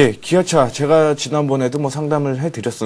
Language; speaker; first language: Korean; native; Korean